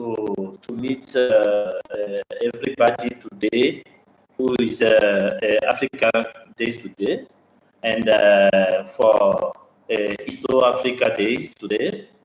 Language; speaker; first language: English; non-native, learner; French